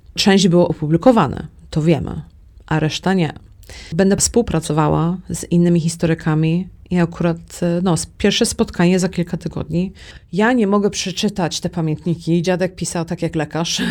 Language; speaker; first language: Polish; early bilingual, heritage; Polish